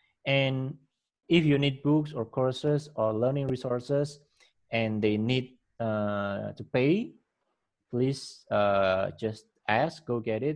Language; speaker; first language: English; non-native, fluent; Indonesian